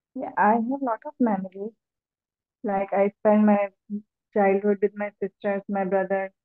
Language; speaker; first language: English; non-native, local second language; Urdu